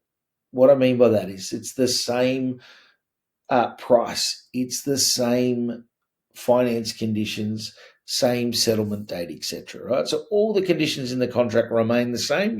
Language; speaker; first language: English; native; English